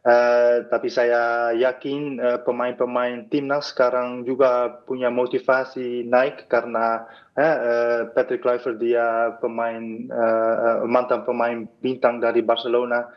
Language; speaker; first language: Indonesian; non-native, fluent; Dutch